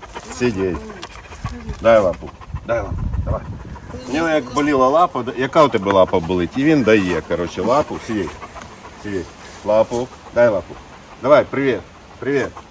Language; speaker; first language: Ukrainian; native; Ukrainian